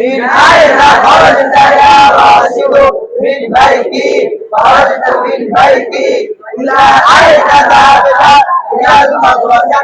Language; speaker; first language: Arabic; non-native, learner; Bangla